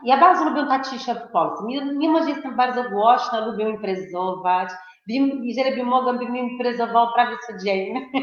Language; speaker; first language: Polish; non-native, fluent; Portuguese